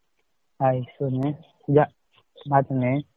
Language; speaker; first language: Japanese; non-native, learner; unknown